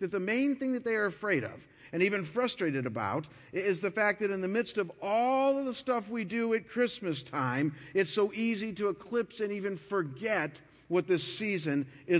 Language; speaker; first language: English; native; English